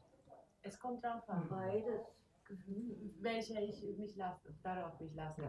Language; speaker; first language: German; non-native, learner; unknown